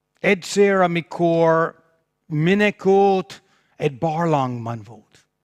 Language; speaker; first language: Hungarian; non-native, fluent; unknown